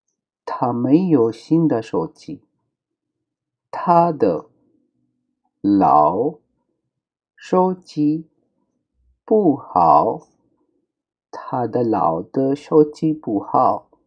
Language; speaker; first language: Chinese; non-native, fluent; Urdu